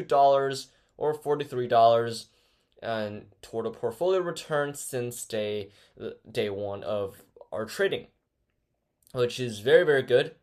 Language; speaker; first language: English; non-native, fluent; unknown